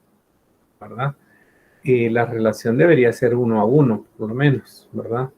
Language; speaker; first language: Spanish; native; Spanish